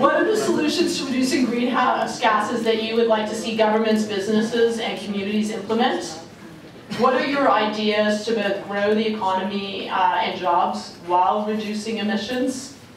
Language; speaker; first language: English; native; English